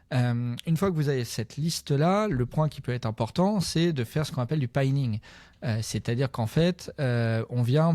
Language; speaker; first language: French; native; French